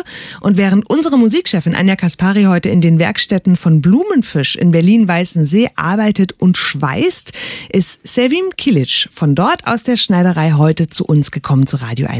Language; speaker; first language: German; native; German